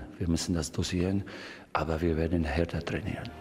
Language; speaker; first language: German; non-native, fluent; Slovak